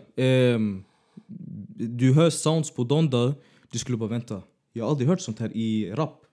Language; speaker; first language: Swedish; native; Swedish